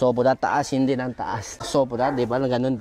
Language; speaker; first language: Filipino; non-native, learner; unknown